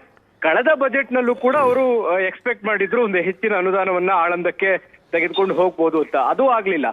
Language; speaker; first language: Kannada; native; Kannada